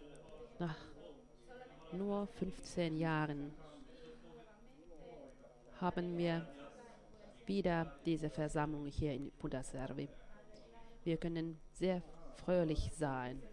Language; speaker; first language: German; non-native, fluent; Finnish